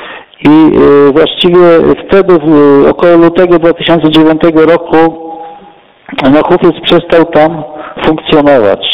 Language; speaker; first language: Polish; native; Polish